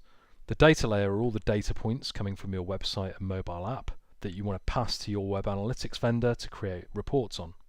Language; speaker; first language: English; native; English